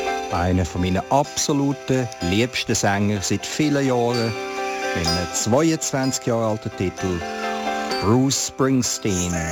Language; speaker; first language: German; native; German